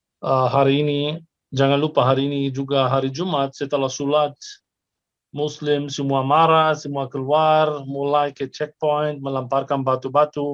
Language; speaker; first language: Indonesian; non-native, fluent; Arabic